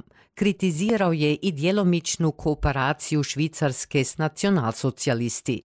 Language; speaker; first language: Serbian; native; Serbian